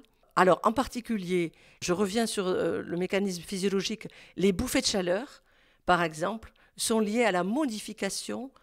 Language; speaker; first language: French; native; French